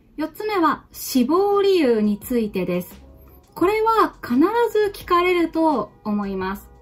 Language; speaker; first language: Japanese; native; Japanese